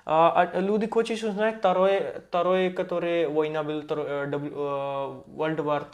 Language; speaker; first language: Russian; non-native, learner; Hindi